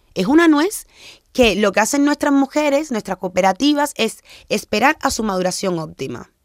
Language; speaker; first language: Spanish; native; Spanish